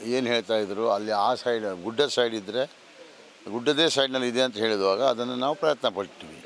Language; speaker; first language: Kannada; native; Kannada